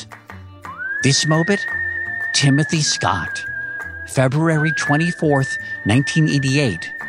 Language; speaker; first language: English; native; English